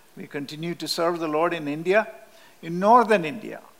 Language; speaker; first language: English; non-native, local second language; Malayalam